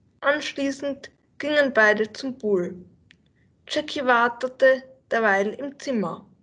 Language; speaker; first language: German; native; German